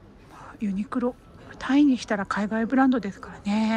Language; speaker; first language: Japanese; native; Japanese